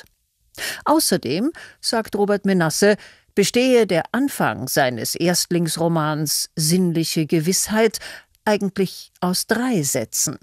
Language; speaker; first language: German; native; German